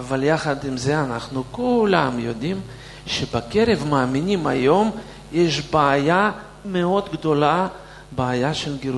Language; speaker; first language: Hebrew; non-native, fluent; Russian